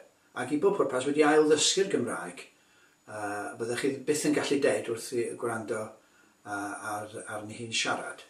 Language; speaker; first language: Welsh; native; Welsh